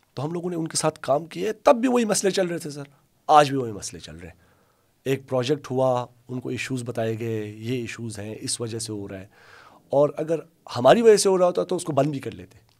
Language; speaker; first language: Urdu; non-native, local second language; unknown